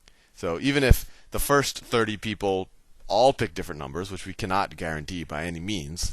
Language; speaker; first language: English; native; English